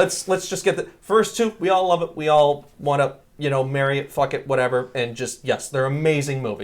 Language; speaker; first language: English; native; English